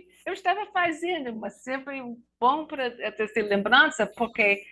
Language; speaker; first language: Portuguese; non-native, learner; English